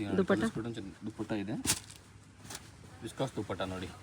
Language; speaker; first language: Kannada; non-native, local second language; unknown